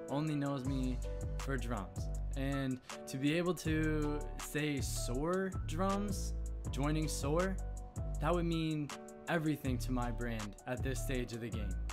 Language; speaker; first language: English; native; English